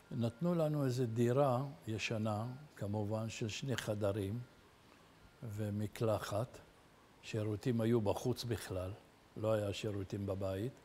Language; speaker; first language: Hebrew; early bilingual, other home language; Arabic